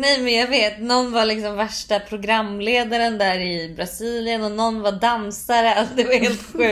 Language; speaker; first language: Swedish; native; Swedish